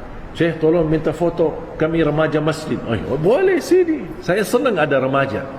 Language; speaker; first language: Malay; non-native, fluent; Arabic